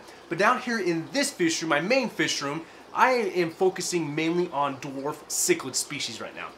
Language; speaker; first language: English; native; English